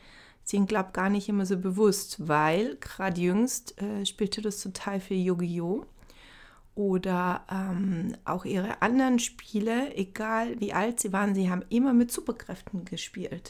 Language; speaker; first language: German; native; German